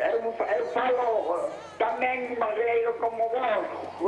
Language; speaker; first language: Portuguese; non-native, learner; Spanish